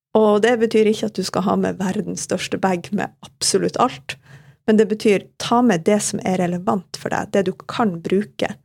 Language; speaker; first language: Norwegian; native; Norwegian